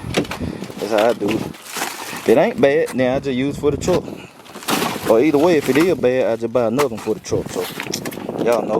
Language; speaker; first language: English; native; English